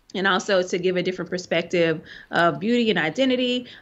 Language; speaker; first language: English; native; English